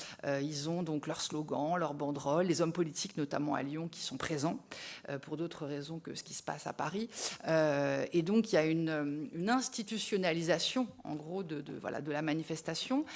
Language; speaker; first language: French; native; French